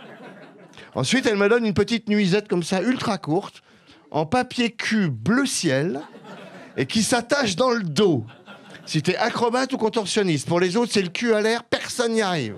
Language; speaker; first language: French; native; French